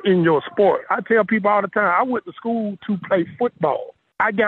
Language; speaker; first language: English; native; English